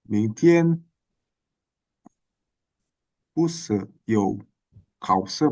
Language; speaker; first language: Chinese; non-native, learner; Indonesian